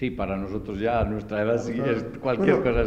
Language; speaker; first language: Spanish; native; Spanish